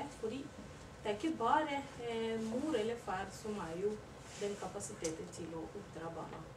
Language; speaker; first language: Norwegian; non-native, learner; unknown